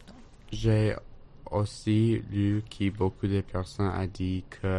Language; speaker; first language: French; non-native, learner; English